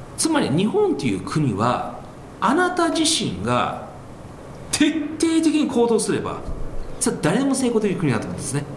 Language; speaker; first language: Japanese; early bilingual, heritage; Japanese